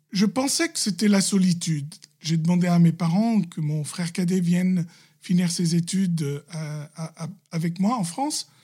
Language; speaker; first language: French; non-native, local second language; Arabic